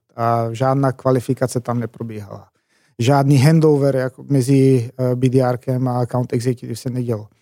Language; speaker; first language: Czech; non-native, fluent; Macedonian